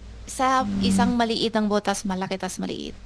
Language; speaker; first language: Filipino; non-native, learner; Chinese